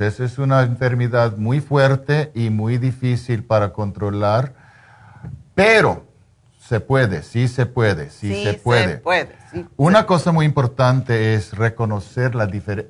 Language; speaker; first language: Spanish; non-native, fluent; English